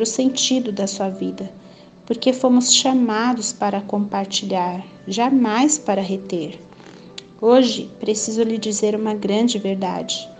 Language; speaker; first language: Portuguese; native; Portuguese